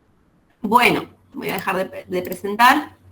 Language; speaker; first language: Spanish; native; Spanish